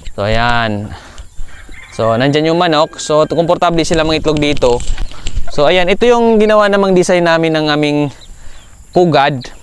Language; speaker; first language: Filipino; non-native, local second language; Cebuano